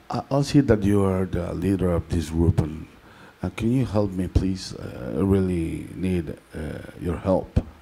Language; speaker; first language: English; non-native, learner; Spanish